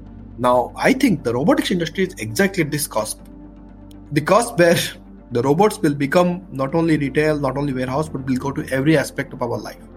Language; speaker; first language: English; non-native, local second language; Odia